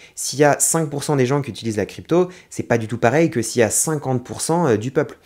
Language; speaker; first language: French; native; French